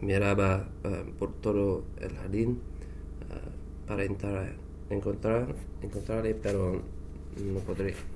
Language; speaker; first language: Spanish; non-native, learner; English